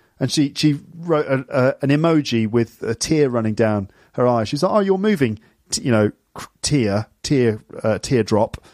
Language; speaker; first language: English; native; English